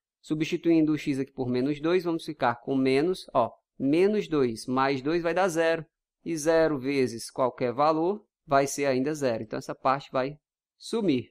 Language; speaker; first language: Portuguese; native; Portuguese